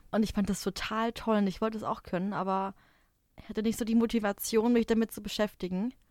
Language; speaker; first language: German; native; German